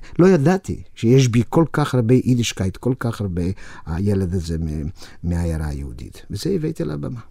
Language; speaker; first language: Hebrew; non-native, fluent; Yiddish